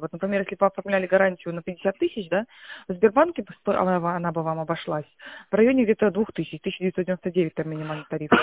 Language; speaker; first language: Russian; native; Russian